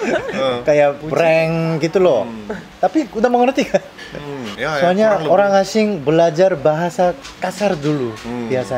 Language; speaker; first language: Indonesian; non-native, fluent; Korean